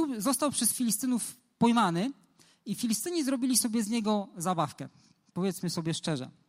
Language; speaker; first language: Polish; native; Polish